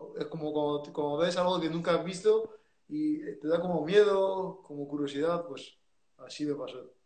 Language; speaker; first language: Spanish; early bilingual, other home language; French